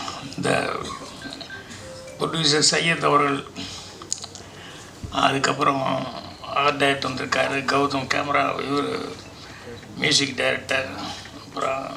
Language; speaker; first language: Tamil; native; Tamil